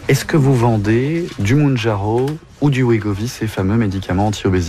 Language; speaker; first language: French; native; French